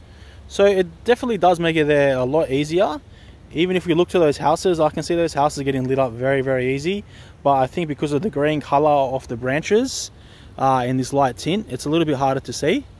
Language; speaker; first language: English; native; English